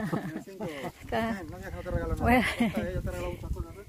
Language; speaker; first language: Spanish; native; Spanish